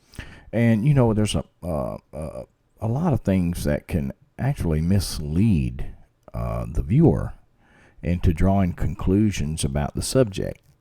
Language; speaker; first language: English; native; English